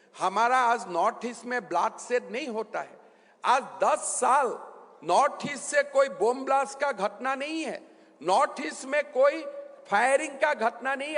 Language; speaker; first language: Hindi; non-native, local second language; Assamese